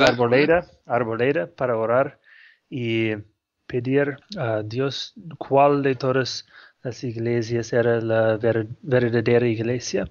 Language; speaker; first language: Spanish; non-native, fluent; English